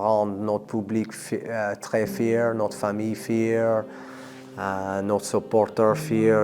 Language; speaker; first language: French; non-native, fluent; English